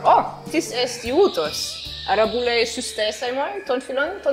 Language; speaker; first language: Greek; non-native, fluent; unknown